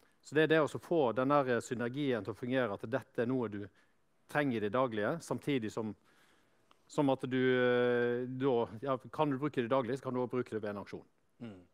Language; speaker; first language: Norwegian; native; Norwegian